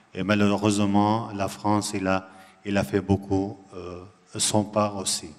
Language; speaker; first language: French; non-native, learner; Arabic